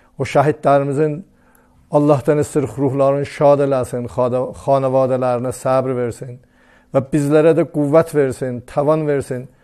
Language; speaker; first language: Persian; non-native, local second language; Azerbaijani